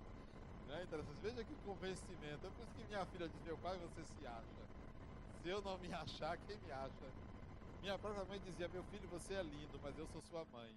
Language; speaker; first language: Portuguese; native; Portuguese